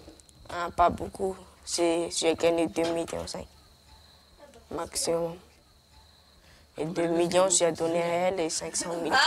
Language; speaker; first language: French; non-native, learner; Malagasy